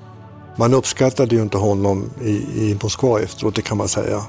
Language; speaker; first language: Swedish; native; Swedish